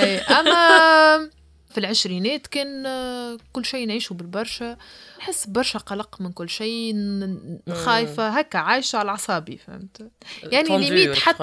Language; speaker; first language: Arabic; native; Arabic